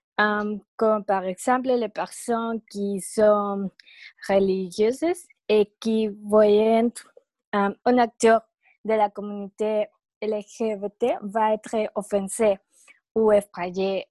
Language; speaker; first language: French; non-native, learner; Spanish